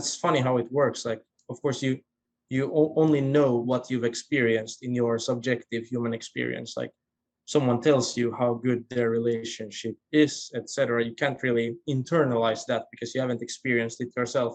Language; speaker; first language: English; non-native, fluent; Swedish